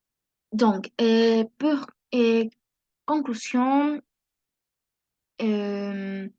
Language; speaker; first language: French; non-native, learner; Spanish